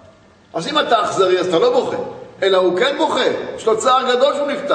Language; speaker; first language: Hebrew; native; Hebrew